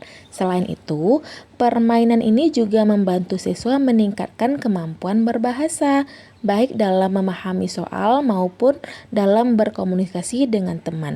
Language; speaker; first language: Indonesian; native; Indonesian